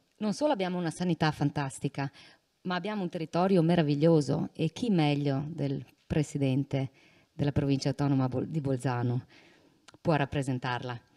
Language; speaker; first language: Italian; native; Italian